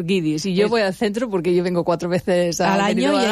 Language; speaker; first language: Spanish; non-native, fluent; English